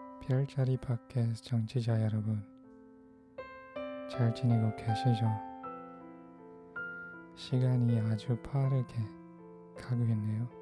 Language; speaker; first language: Korean; non-native, fluent; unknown